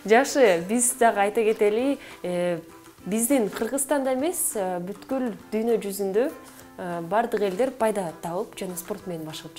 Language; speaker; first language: Kyrgyz; native; Kyrgyz